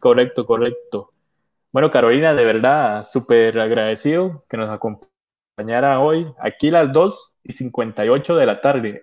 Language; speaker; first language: Spanish; native; Spanish